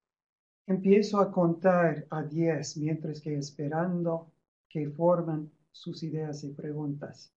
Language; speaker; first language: Spanish; non-native, fluent; English